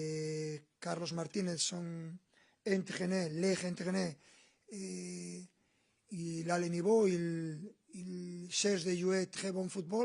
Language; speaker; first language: French; non-native, learner; Spanish